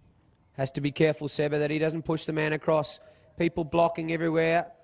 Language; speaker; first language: English; native; English